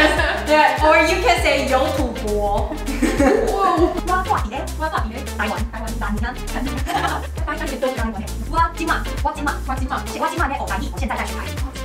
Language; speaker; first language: Chinese; native; Chinese